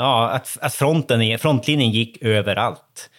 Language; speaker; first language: Swedish; native; Swedish